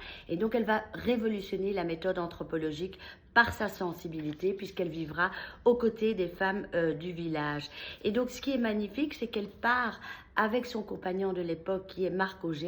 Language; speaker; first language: French; native; French